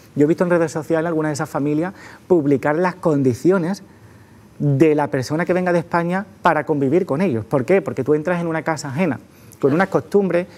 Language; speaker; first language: Spanish; native; Spanish